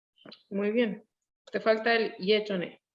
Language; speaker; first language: Spanish; non-native, learner; Korean